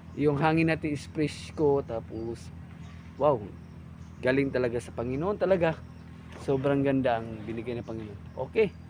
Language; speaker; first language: Filipino; non-native, local second language; Cebuano